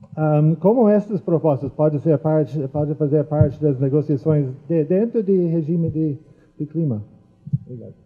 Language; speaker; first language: Portuguese; non-native, fluent; English